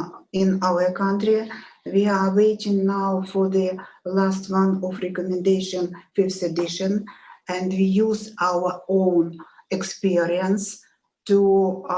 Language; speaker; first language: English; non-native, learner; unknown